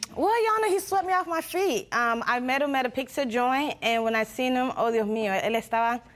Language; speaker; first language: English; non-native, fluent; Spanish